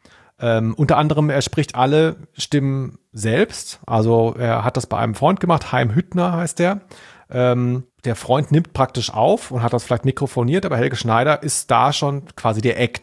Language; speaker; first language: German; native; German